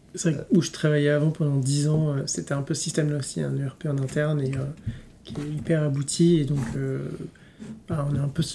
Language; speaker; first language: French; native; French